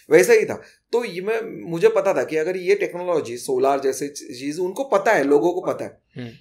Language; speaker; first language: Hindi; non-native, local second language; Marathi